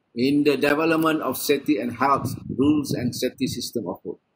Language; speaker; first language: English; non-native, local second language; Malay